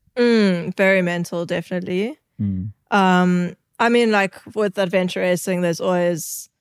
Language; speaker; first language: English; native; English